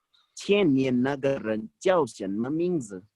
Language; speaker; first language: Chinese; non-native, fluent; Urdu